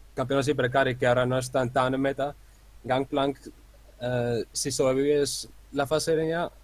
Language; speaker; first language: Spanish; non-native, fluent; Dutch